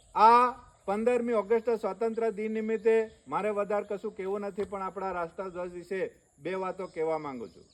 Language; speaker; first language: Gujarati; native; Gujarati